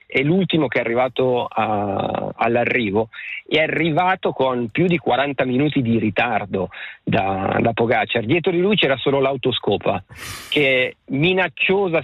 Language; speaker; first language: Italian; native; Italian